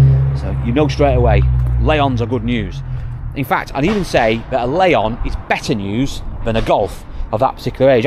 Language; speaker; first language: English; native; English